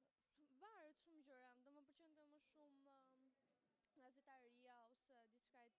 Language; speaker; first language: Albanian; early bilingual, heritage; Albanian